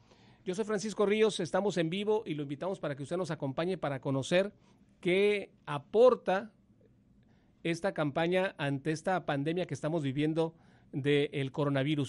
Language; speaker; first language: Spanish; native; Spanish